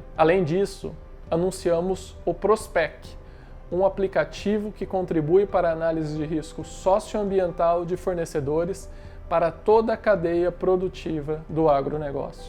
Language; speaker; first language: Portuguese; native; Portuguese